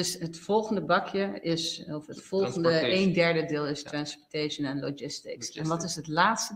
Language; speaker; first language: Dutch; native; Dutch